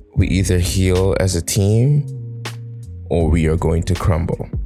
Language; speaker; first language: English; non-native, local second language; Yoruba